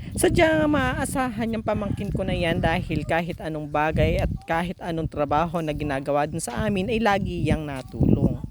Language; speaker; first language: Filipino; native; Filipino